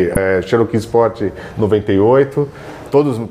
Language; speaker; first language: Portuguese; native; Portuguese